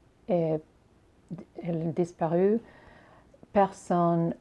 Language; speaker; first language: French; non-native, learner; English